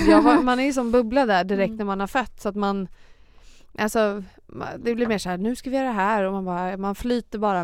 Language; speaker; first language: Swedish; native; Swedish